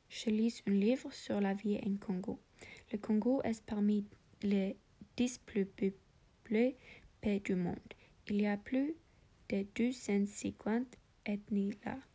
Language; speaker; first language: French; non-native, learner; English